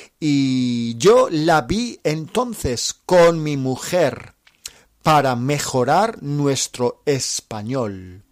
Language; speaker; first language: Spanish; non-native, fluent; English